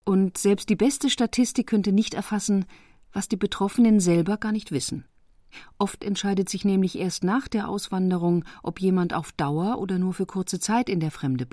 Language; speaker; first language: German; native; German